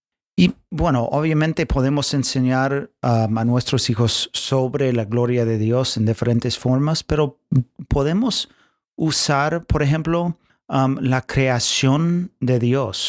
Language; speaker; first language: Spanish; non-native, fluent; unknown